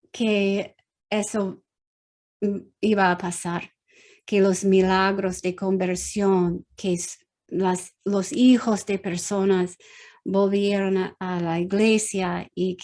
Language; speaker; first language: Spanish; non-native, learner; English